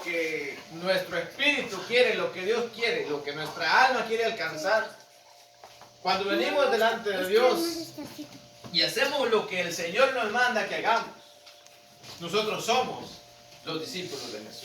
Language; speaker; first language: Spanish; native; Spanish